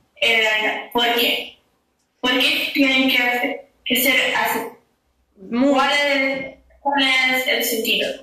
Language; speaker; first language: Spanish; non-native, learner; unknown